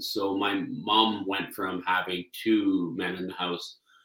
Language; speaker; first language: English; native; English